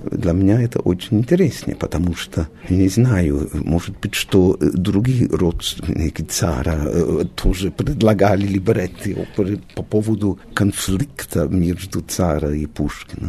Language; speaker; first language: Russian; non-native, learner; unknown